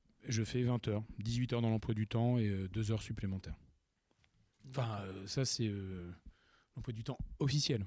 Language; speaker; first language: French; native; French